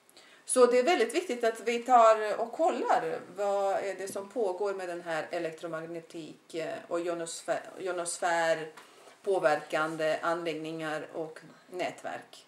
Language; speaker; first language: Swedish; non-native, fluent; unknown